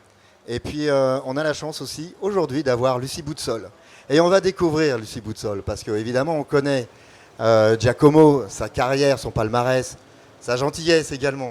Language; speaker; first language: French; native; French